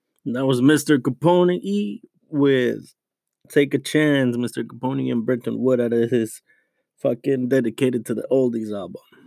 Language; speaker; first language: English; early bilingual, other home language; Spanish